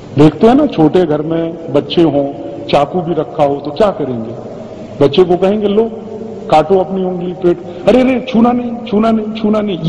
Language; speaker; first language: Hindi; native; Hindi